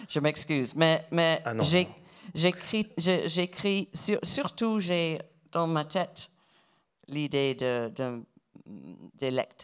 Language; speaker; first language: French; non-native, fluent; English